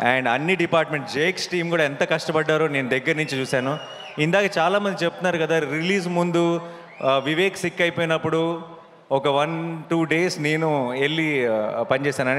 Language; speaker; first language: Telugu; native; Telugu